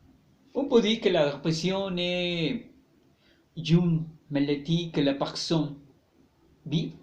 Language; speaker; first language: French; non-native, learner; Spanish